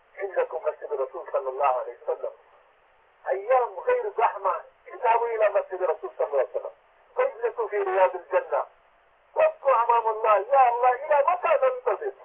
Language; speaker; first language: Arabic; non-native, fluent; Urdu